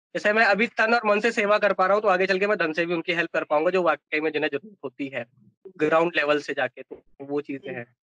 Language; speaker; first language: Hindi; native; Hindi